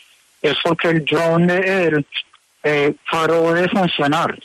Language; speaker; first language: Spanish; early bilingual, heritage; Spanish